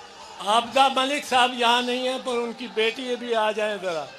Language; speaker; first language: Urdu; non-native, local second language; Punjabi